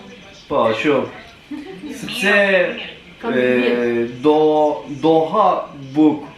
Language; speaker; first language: Albanian; non-native, learner; Turkish